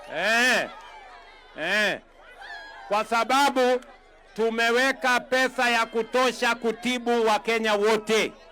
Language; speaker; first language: Swahili; non-native, local second language; Kalenjin